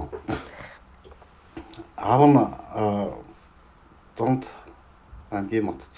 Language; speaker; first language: Mongolian; native; Mongolian